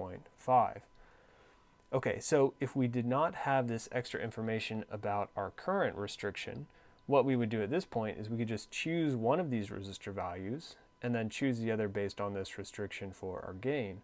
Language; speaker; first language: English; native; English